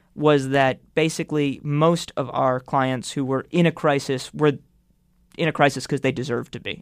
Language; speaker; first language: English; native; English